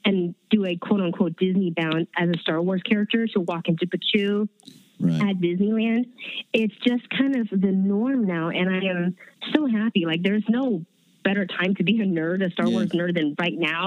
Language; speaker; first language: English; early bilingual, other home language; Chinese